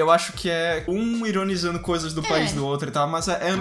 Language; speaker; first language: Portuguese; native; Portuguese